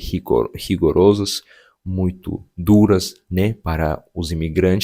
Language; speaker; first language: Portuguese; non-native, fluent; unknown